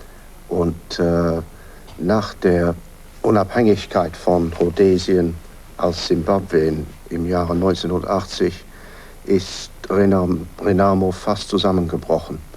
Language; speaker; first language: German; non-native, fluent; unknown